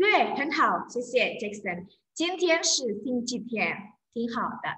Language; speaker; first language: Chinese; non-native, fluent; Indonesian